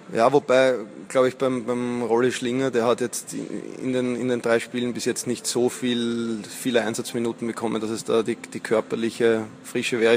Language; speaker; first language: German; native; German